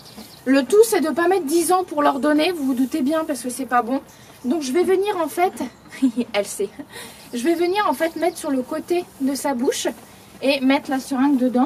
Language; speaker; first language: French; native; French